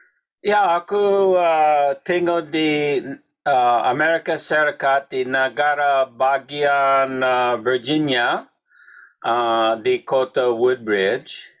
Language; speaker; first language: Indonesian; non-native, learner; English